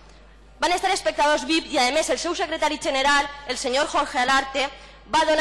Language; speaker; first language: Catalan; native; Catalan